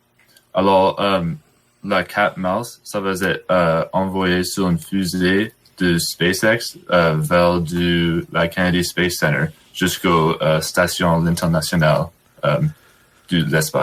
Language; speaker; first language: French; non-native, learner; English